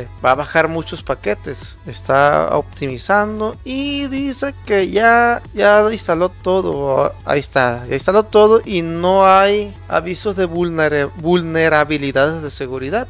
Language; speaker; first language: Spanish; native; Spanish